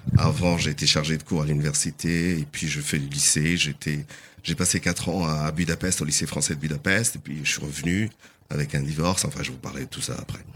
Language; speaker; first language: French; non-native, fluent; Portuguese